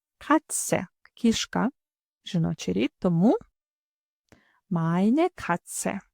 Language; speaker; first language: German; non-native, fluent; Ukrainian